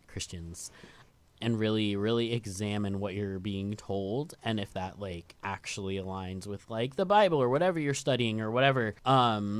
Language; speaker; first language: English; native; English